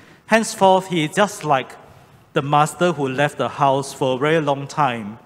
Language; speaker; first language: English; non-native, local second language; Chinese